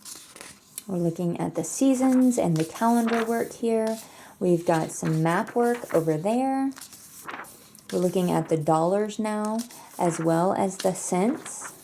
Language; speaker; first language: English; native; English